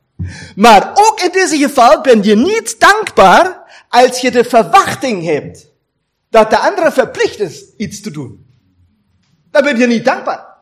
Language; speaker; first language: Dutch; non-native, fluent; German